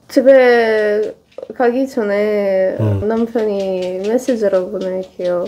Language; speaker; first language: Korean; non-native, learner; Russian